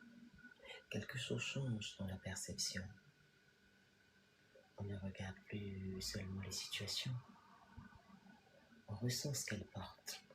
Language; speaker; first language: French; native; French